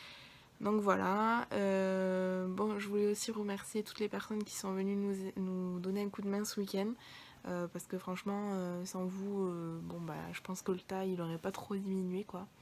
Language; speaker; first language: French; native; French